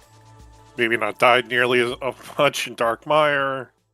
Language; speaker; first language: English; native; English